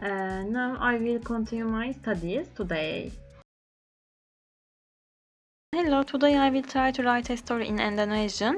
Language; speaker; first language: English; non-native, learner; Turkish